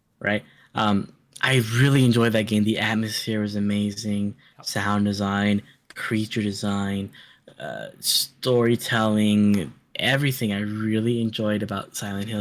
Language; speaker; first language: English; native; English